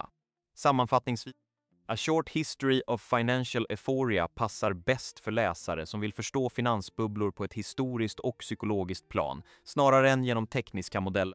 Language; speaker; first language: Swedish; native; Swedish